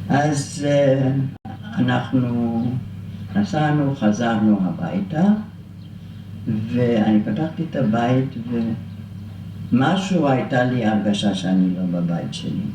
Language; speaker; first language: Hebrew; non-native, fluent; German